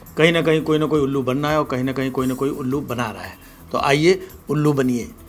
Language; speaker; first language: Hindi; native; Hindi